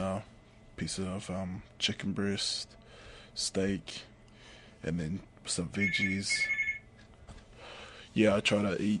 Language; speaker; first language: English; native; English